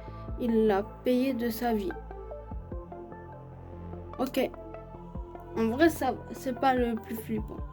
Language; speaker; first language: French; native; French